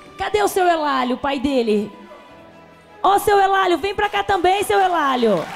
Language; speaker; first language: Portuguese; native; Portuguese